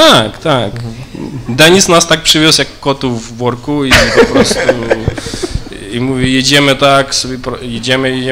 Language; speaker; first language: Polish; early bilingual, other home language; Ukrainian